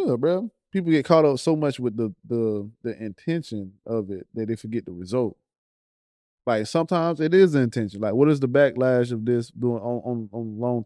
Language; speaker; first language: English; native; English